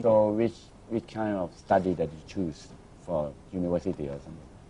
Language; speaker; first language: English; non-native, learner; Thai